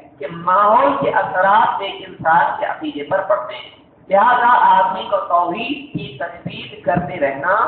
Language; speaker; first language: Urdu; native; Urdu